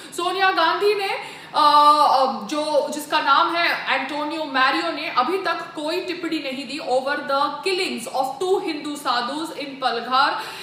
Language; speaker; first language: Hindi; native; Hindi